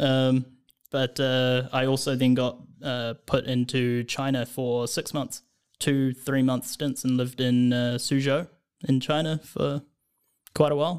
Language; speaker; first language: English; native; English